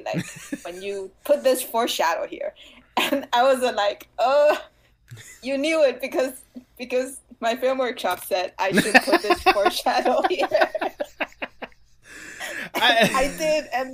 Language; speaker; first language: English; non-native, fluent; Chinese